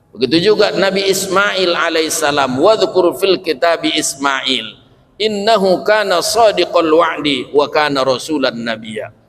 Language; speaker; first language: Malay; non-native, local second language; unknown